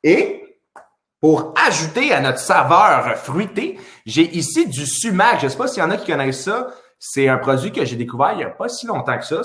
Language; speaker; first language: French; native; French